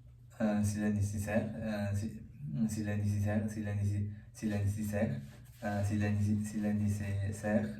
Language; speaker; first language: French; non-native, learner; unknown